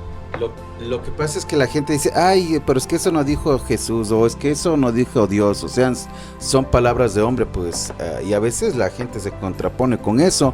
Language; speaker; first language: Spanish; native; Spanish